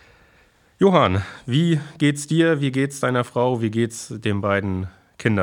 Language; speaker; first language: German; native; German